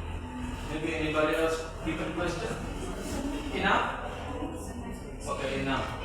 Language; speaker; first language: English; non-native, learner; Indonesian